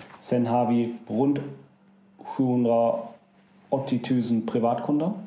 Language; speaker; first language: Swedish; non-native, fluent; German